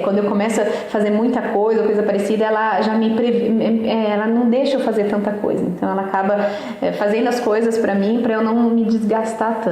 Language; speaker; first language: Portuguese; native; Portuguese